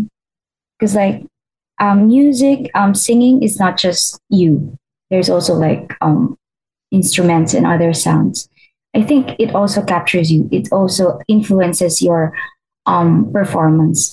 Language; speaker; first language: English; non-native, local second language; Filipino